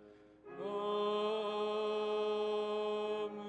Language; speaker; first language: Chinese; native; Chinese